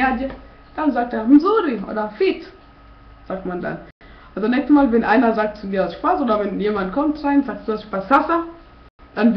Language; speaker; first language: German; non-native, fluent; Swahili